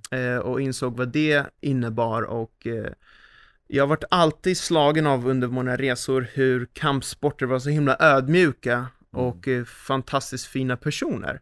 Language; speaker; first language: Swedish; native; Swedish